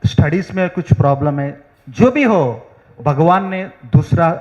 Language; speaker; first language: Hindi; non-native, local second language; Telugu